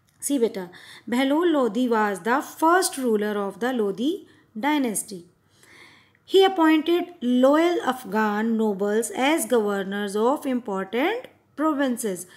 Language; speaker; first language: English; non-native, local second language; Hindi